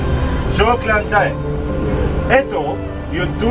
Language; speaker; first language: Filipino; non-native, learner; Arabic